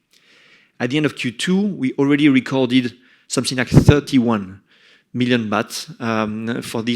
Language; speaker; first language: English; non-native, fluent; French